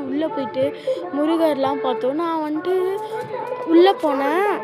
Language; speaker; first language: Tamil; native; Tamil